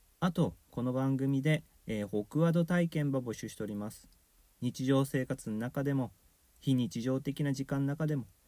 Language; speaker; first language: Japanese; native; Japanese